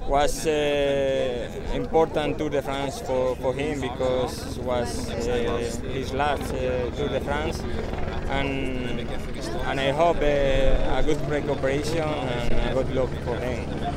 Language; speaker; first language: English; non-native, learner; Spanish